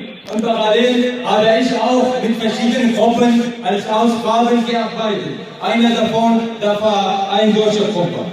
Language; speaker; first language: German; non-native, learner; Arabic